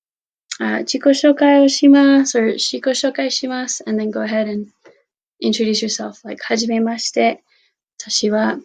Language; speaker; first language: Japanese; non-native, fluent; English